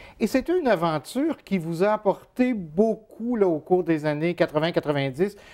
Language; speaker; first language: French; native; French